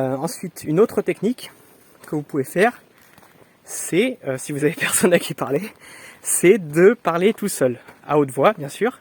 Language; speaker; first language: French; native; French